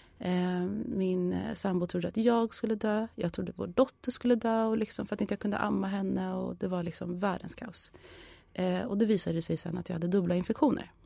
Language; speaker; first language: Swedish; early bilingual, other home language; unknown